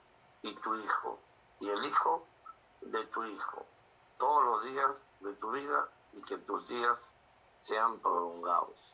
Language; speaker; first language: Spanish; native; Spanish